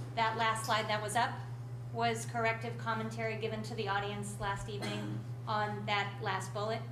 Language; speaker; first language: English; native; English